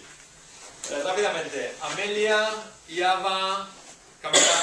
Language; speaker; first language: Spanish; non-native, fluent; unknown